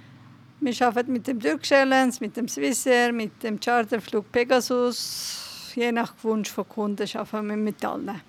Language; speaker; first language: German; non-native, fluent; Turkish